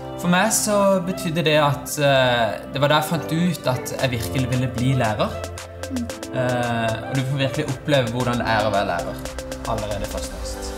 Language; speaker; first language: Norwegian; native; Norwegian